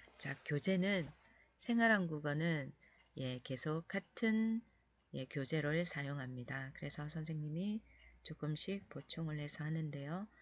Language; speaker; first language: Korean; native; Korean